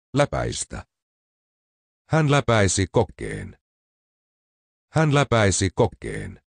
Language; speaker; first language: Finnish; non-native, learner; Arabic